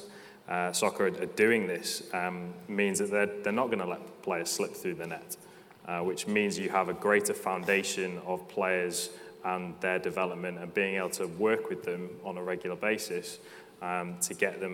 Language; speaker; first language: English; native; English